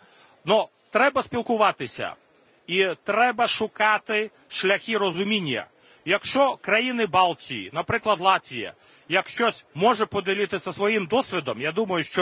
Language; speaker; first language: Ukrainian; non-native, fluent; Latvian